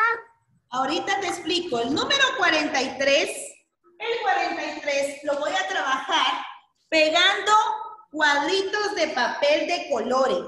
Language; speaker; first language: Spanish; native; Spanish